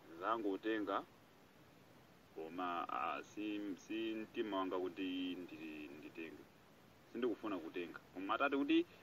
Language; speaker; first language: Nyanja; non-native, local second language; Yao